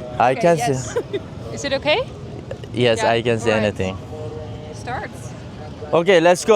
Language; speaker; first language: English; non-native, learner; Turkish